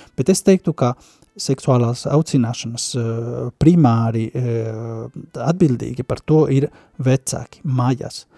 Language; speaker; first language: Latvian; non-native, fluent; Spanish